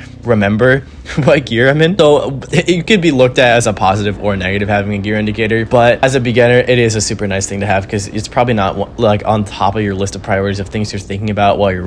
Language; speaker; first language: English; native; English